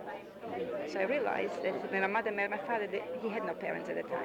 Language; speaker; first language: English; non-native, fluent; Yiddish